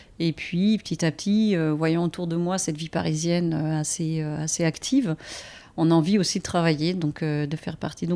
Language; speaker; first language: French; native; French